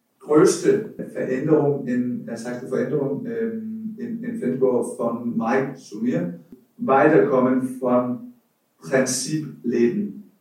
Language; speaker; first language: German; non-native, learner; Danish